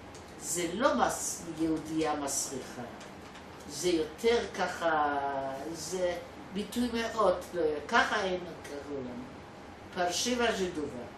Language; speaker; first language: Hebrew; non-native, fluent; Polish